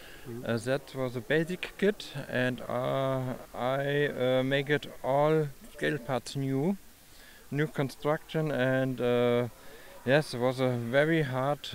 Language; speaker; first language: English; non-native, learner; German